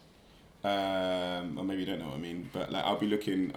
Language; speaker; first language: English; native; English